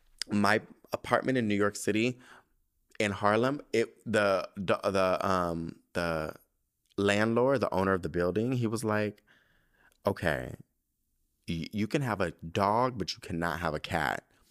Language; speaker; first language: English; native; English